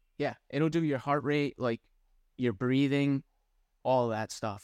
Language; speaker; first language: English; native; English